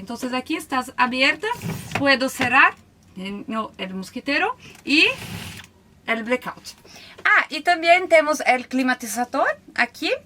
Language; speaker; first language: Spanish; non-native, learner; Portuguese